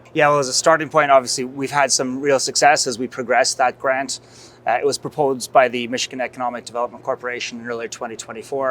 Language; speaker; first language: English; native; English